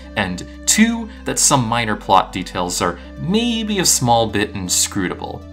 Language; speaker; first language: English; native; English